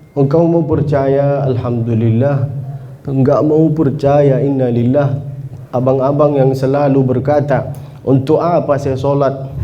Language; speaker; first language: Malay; non-native, fluent; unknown